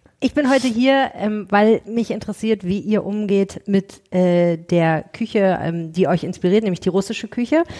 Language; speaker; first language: German; native; German